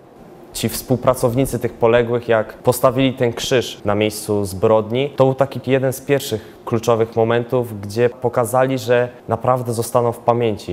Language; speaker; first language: Polish; native; Polish